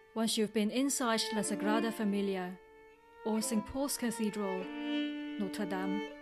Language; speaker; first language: English; non-native, local second language; Cantonese